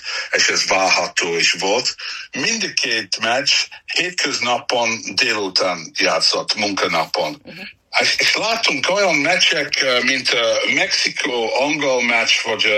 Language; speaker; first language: Hungarian; non-native, fluent; English